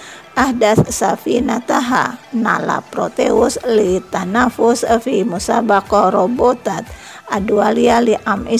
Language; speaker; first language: Arabic; non-native, fluent; Indonesian